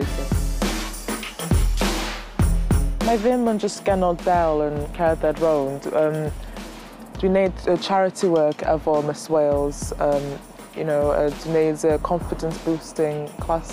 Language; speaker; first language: Welsh; early bilingual, other home language; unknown